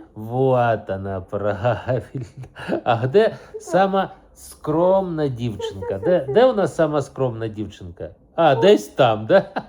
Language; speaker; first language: Ukrainian; native; Ukrainian